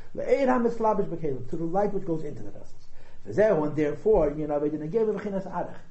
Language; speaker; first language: English; native; English